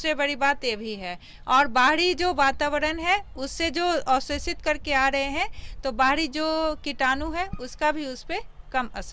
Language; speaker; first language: Hindi; native; Hindi